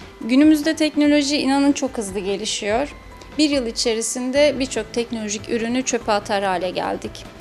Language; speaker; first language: Turkish; native; Turkish